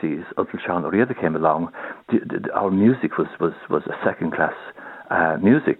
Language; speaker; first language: English; non-native, local second language; Irish